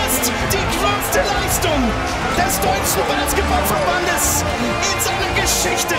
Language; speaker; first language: German; native; German